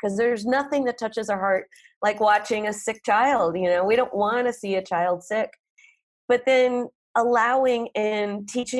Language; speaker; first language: English; native; English